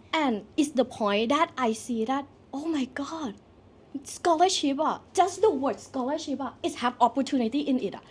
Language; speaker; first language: English; non-native, learner; Thai